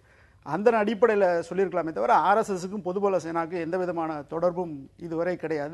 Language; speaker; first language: Tamil; native; Tamil